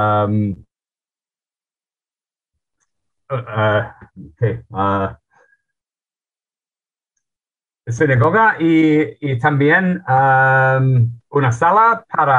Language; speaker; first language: Spanish; non-native, learner; English